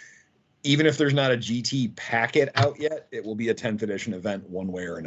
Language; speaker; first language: English; native; English